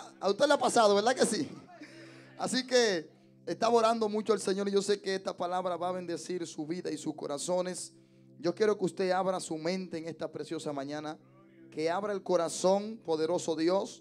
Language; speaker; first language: Spanish; native; Spanish